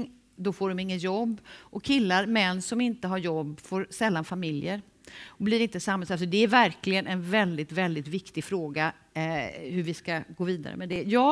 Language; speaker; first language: Swedish; native; Swedish